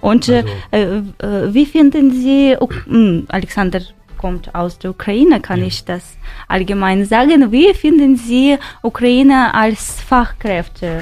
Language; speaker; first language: German; non-native, learner; Ukrainian